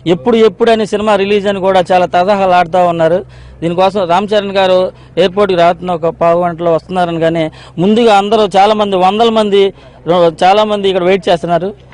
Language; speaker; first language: Telugu; native; Telugu